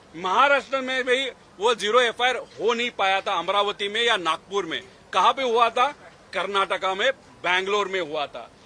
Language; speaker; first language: Hindi; non-native, local second language; Marathi